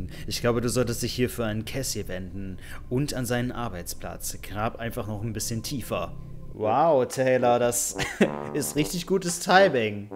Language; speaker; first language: German; native; German